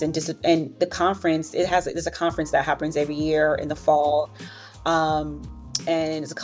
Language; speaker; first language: English; native; English